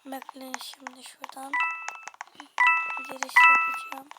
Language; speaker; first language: Turkish; native; Turkish